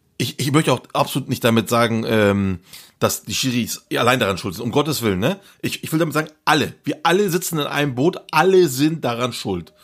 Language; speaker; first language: German; early bilingual, other home language; Turkish